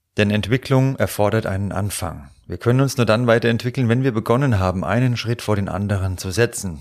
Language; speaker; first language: German; native; German